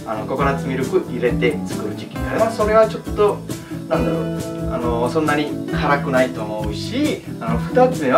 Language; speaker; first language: Japanese; non-native, fluent; Sinhala